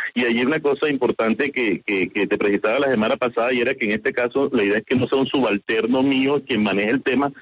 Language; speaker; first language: Spanish; native; Spanish